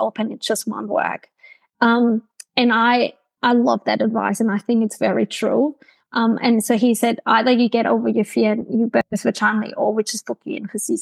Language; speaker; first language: English; non-native, fluent; German